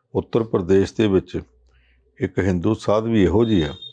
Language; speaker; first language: Punjabi; native; Punjabi